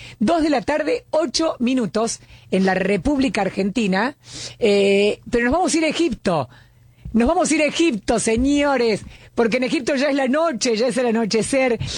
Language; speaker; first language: Spanish; native; Spanish